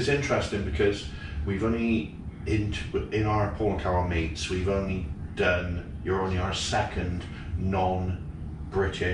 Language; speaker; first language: English; native; English